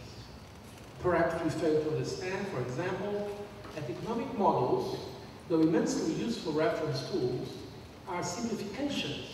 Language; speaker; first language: English; non-native, fluent; Portuguese